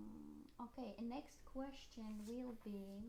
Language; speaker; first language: English; non-native, learner; Polish